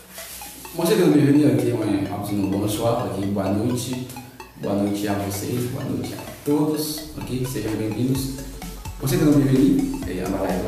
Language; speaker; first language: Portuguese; non-native, learner; Haitian Creole